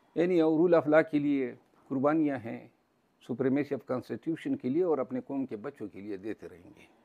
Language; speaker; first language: Urdu; non-native, local second language; Pashto